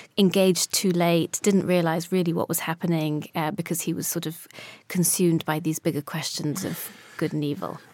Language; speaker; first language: English; early bilingual, other home language; Polish